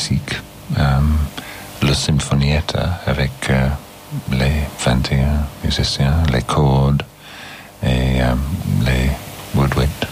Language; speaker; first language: French; non-native, learner; English